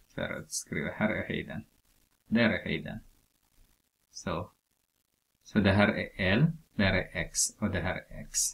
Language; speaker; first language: Swedish; non-native, fluent; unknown